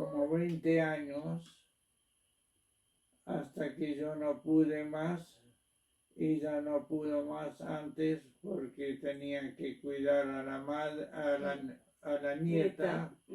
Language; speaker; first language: Spanish; non-native, local second language; German